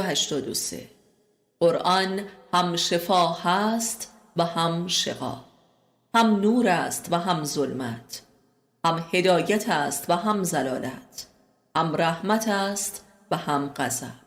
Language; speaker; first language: Persian; native; Persian